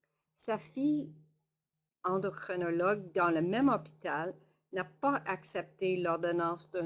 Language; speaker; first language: French; non-native, local second language; English